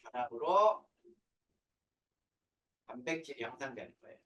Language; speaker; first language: Korean; native; Korean